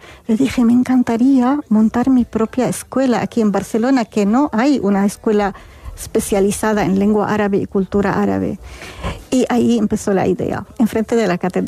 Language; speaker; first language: Spanish; non-native, fluent; Arabic